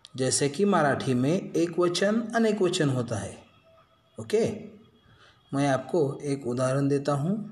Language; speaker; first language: Hindi; non-native, local second language; Marathi